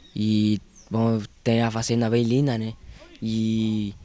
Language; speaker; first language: Portuguese; non-native, learner; Spanish